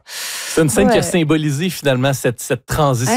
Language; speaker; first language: French; native; French